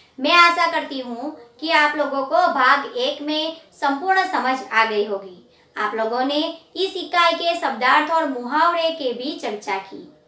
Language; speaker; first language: Hindi; non-native, local second language; Gujarati